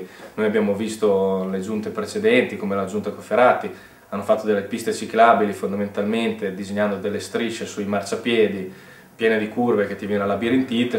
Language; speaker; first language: Italian; native; Italian